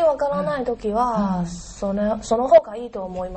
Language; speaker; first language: Japanese; non-native, learner; Chinese